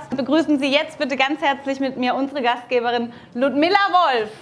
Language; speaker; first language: German; native; German